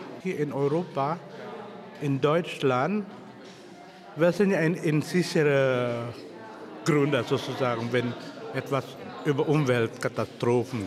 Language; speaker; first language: German; non-native, fluent; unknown